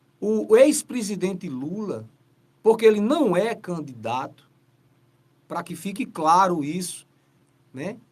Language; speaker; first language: Portuguese; native; Portuguese